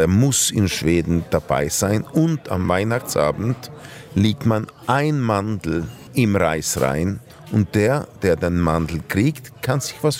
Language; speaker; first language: German; early bilingual, heritage; German